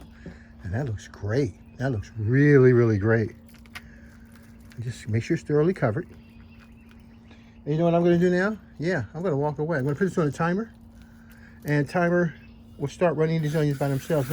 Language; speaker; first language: English; native; English